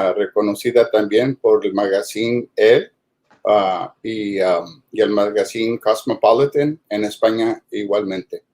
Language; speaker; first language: Spanish; early bilingual, heritage; Spanish